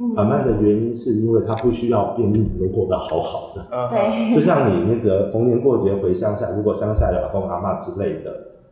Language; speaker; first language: Chinese; native; Chinese